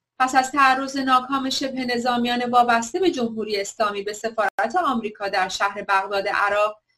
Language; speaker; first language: Persian; native; Persian